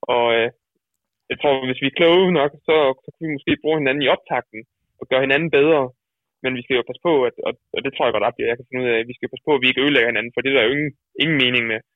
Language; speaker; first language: Danish; early bilingual, other home language; Dutch